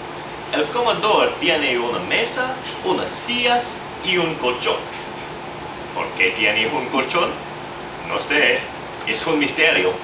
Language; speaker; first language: Spanish; non-native, learner; English